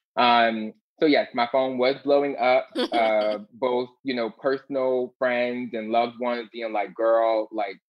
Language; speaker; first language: English; native; English